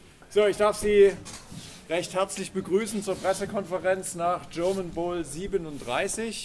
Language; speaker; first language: German; native; German